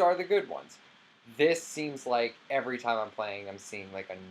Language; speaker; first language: English; native; English